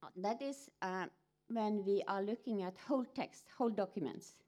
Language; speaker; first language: English; non-native, fluent; Norwegian